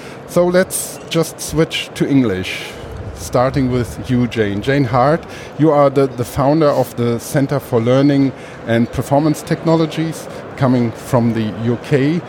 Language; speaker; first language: English; non-native, fluent; German